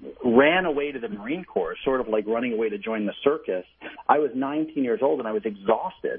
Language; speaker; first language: English; native; English